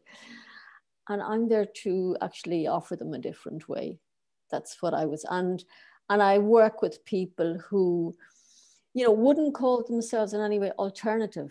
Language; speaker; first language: English; native; English